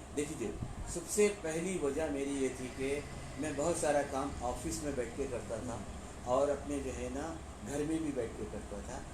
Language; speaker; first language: Urdu; native; Urdu